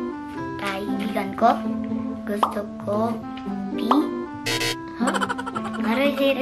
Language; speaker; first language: Filipino; early bilingual, heritage; Filipino